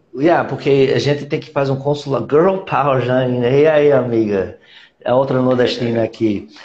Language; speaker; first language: Portuguese; non-native, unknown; English